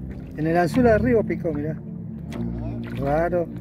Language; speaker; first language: Spanish; native; Spanish